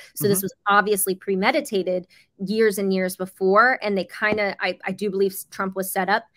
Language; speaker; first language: English; native; English